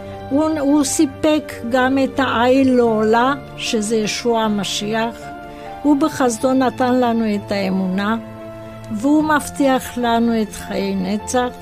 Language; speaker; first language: Hebrew; non-native, fluent; Romanian